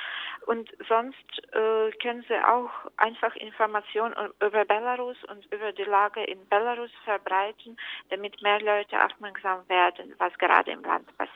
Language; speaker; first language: German; non-native, fluent; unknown